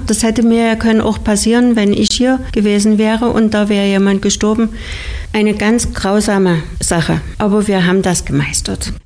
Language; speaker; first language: German; native; German